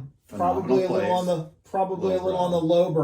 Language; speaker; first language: English; native; English